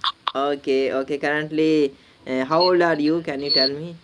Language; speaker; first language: English; non-native, learner; Urdu